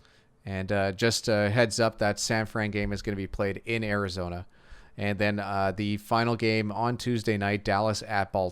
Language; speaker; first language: English; native; English